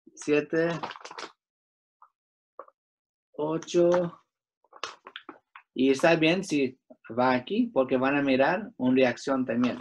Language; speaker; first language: Spanish; early bilingual, heritage; Spanish